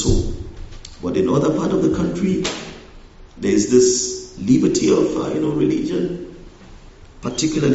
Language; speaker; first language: English; non-native, local second language; Hausa